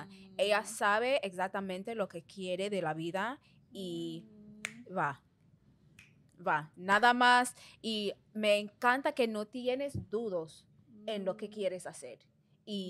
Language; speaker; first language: Spanish; non-native, learner; English